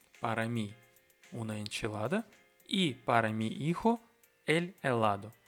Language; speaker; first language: Spanish; non-native, learner; Russian